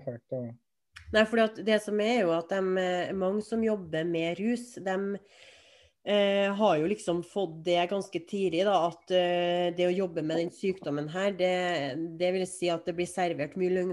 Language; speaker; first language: Norwegian; native; Norwegian